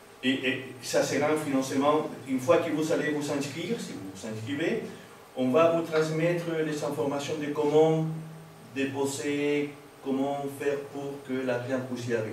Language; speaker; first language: French; non-native, fluent; Spanish